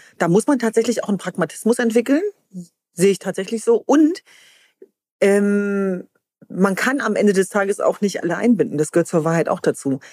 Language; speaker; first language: German; early bilingual, other home language; Kurdish